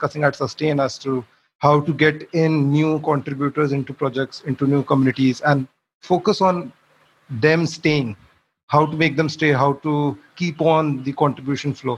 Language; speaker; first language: English; non-native, local second language; Hindi